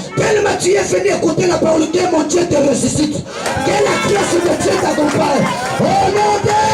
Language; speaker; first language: French; non-native, local second language; Lingala